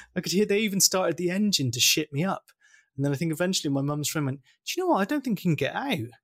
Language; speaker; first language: English; early bilingual, other home language; German